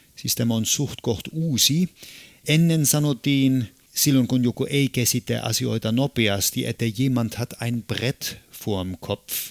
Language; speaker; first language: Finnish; non-native, fluent; German